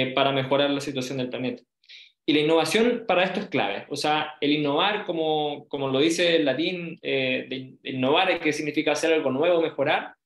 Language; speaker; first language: Spanish; native; Spanish